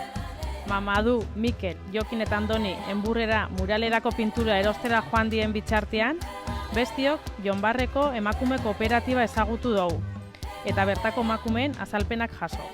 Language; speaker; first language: Basque; native; Basque